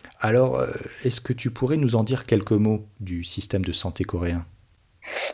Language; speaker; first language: French; native; French